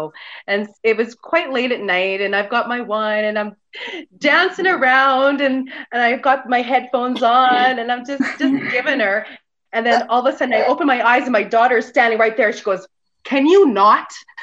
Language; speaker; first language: English; native; English